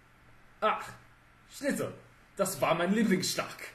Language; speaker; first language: German; non-native, learner; English